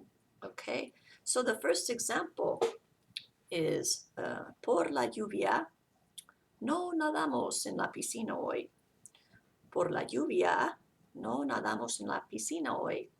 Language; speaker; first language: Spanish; non-native, fluent; English